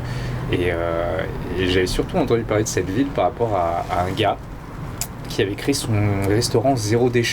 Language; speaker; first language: French; native; French